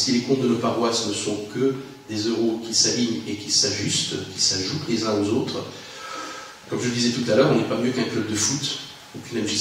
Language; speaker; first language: French; native; French